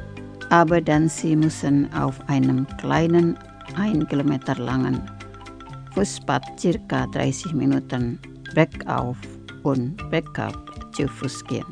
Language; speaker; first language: German; non-native, fluent; Indonesian